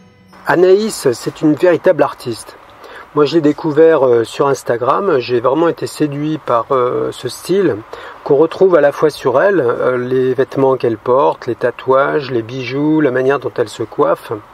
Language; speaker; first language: French; native; French